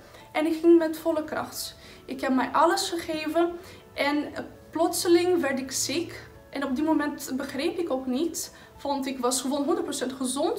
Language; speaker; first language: Dutch; non-native, fluent; Portuguese